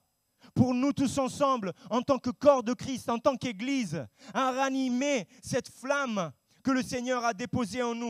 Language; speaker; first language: French; native; French